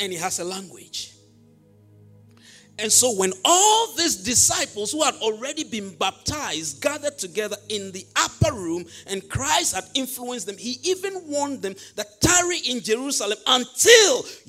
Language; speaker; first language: English; non-native, local second language; Ewe